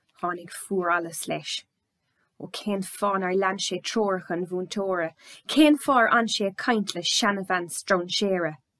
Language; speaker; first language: Irish; native; Irish